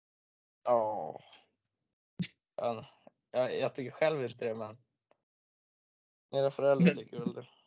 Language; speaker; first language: Swedish; native; Swedish